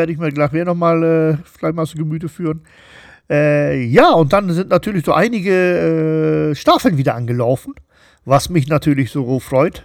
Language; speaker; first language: German; native; German